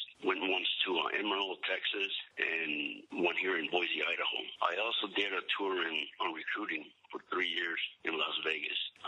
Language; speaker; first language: English; early bilingual, other home language; Spanish